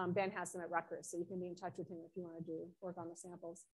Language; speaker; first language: English; native; English